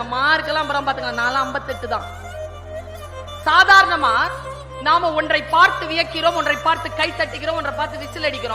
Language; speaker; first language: Tamil; native; Tamil